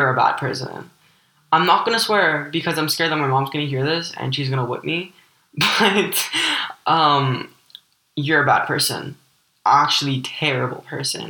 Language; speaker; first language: English; early bilingual, other home language; Ukrainian